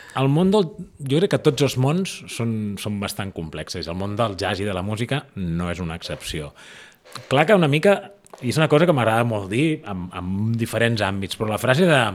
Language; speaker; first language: Catalan; native; Catalan